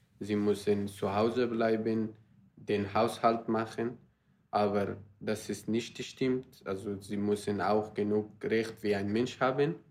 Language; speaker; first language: German; non-native, learner; Persian